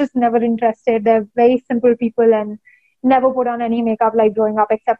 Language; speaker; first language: English; non-native, local second language; Hindi